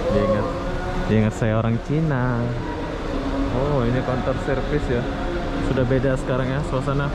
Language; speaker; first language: Indonesian; native; Indonesian